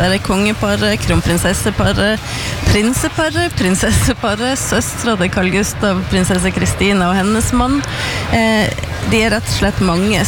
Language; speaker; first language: Norwegian; native; Norwegian